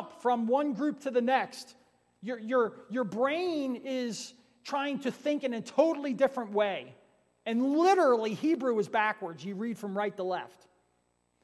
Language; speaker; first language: English; native; English